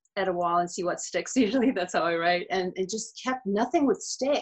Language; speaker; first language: English; early bilingual, other home language; Georgian